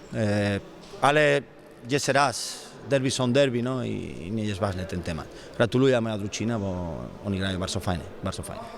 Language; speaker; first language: Polish; non-native, learner; Spanish